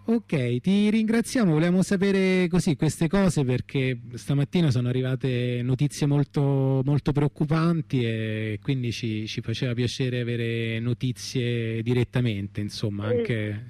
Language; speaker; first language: Italian; native; Italian